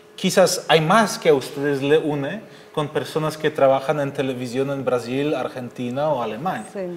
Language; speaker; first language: Spanish; non-native, fluent; German